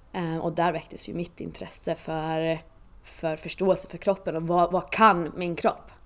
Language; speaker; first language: Swedish; native; Swedish